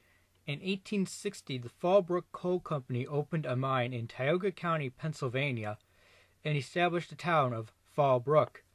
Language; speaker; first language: English; native; English